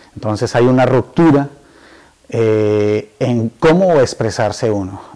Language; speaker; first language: Spanish; native; Spanish